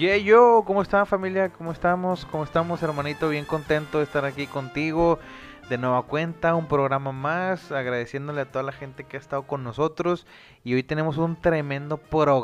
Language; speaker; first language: Spanish; native; Spanish